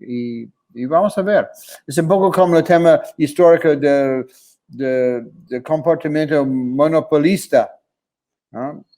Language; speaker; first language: Spanish; non-native, fluent; English